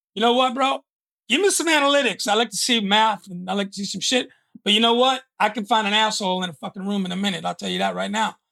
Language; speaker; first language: English; native; English